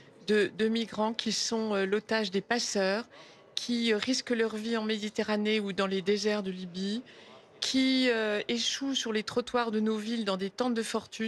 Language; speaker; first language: French; native; French